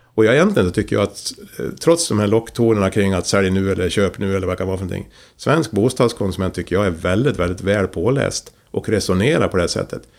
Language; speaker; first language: Swedish; native; Swedish